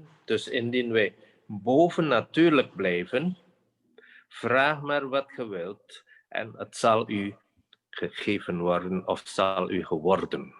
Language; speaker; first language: Dutch; non-native, fluent; Indonesian